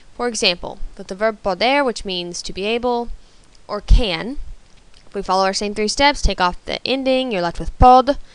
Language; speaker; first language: English; native; English